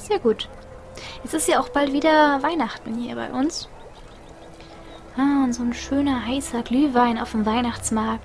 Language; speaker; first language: German; native; German